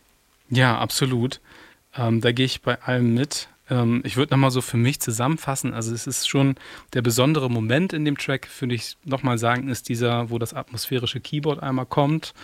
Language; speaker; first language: German; native; German